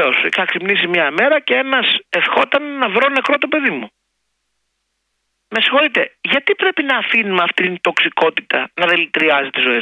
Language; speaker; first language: Greek; native; Greek